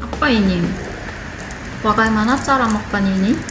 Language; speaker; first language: Indonesian; non-native, learner; Korean